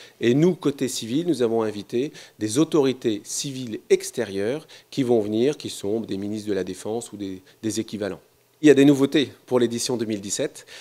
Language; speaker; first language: French; native; French